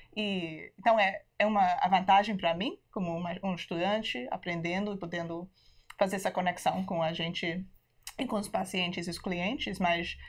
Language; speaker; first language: Portuguese; early bilingual, heritage; Portuguese